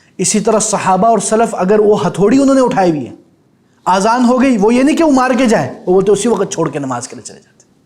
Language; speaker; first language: Urdu; native; Urdu